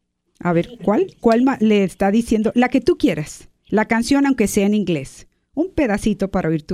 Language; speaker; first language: Spanish; native; Spanish